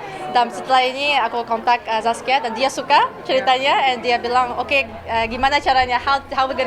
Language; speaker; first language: Indonesian; non-native, learner; Uyghur